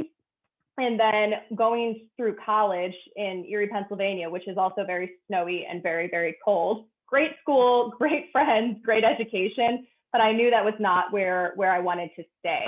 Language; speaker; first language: English; native; English